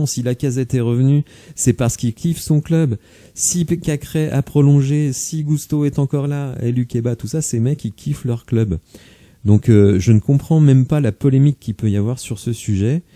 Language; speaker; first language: French; native; French